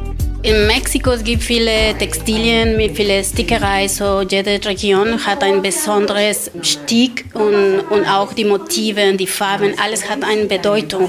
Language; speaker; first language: German; non-native, learner; Spanish